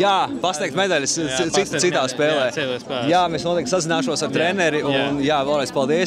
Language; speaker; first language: Latvian; native; Latvian